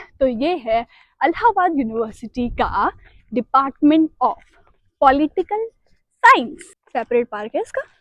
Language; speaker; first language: Hindi; native; Hindi